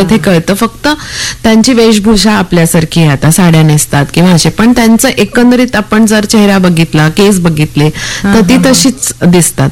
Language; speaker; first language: Marathi; native; Marathi